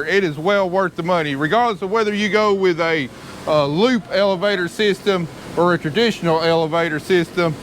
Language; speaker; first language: English; native; English